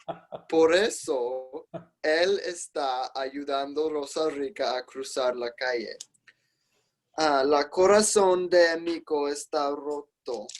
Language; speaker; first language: Spanish; non-native, learner; English